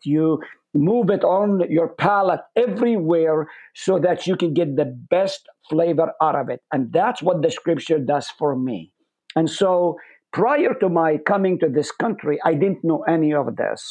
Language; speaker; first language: English; non-native, fluent; Hebrew